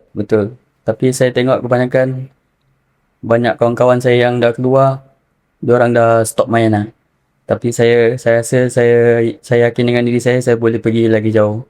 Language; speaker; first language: Malay; native; Malay